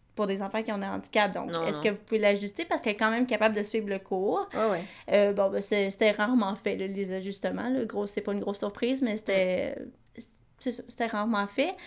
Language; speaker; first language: French; native; French